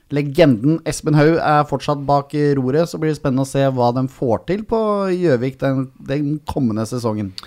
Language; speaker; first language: Norwegian; native; Norwegian